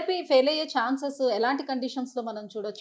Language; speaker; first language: Telugu; native; Telugu